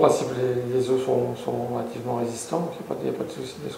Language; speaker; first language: French; native; French